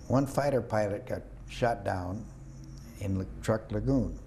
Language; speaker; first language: English; native; English